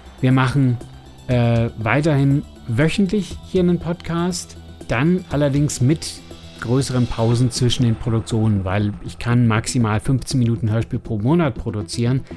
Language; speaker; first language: German; native; German